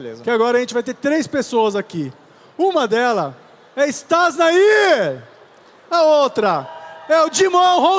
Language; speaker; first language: Portuguese; native; Portuguese